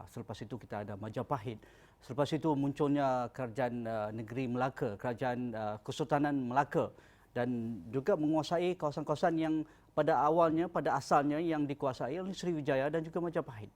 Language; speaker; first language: Malay; native; Malay